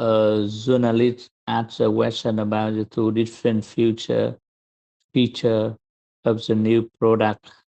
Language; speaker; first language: English; non-native, learner; Vietnamese